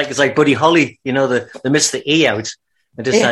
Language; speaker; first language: English; native; English